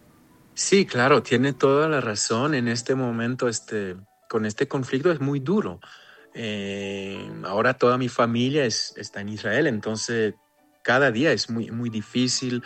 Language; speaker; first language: Spanish; non-native, fluent; Hebrew